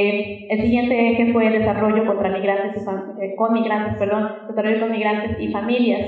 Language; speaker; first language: Spanish; native; Spanish